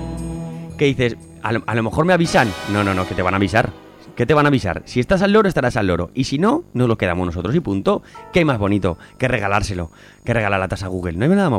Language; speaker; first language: Spanish; native; Spanish